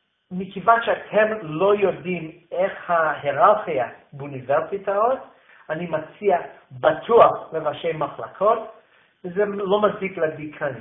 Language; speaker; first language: Hebrew; non-native, fluent; English